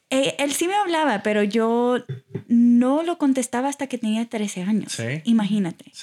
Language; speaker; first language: Spanish; early bilingual, heritage; Spanish